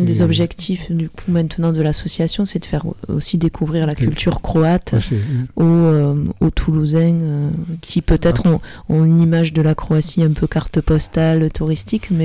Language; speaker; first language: French; native; French